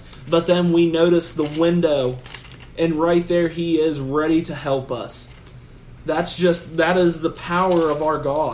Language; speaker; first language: English; native; English